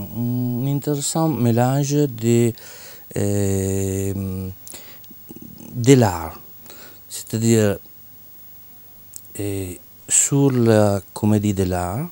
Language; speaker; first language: French; non-native, fluent; Italian